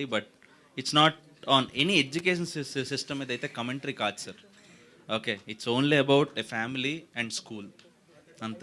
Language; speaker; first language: Telugu; native; Telugu